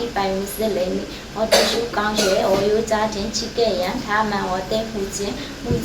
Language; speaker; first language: Chinese; non-native, learner; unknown